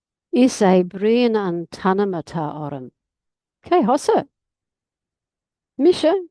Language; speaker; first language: Irish; non-native, learner; English